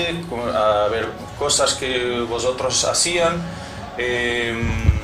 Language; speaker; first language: Spanish; non-native, learner; Portuguese